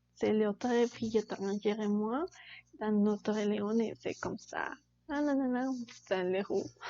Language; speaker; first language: French; non-native, learner; Spanish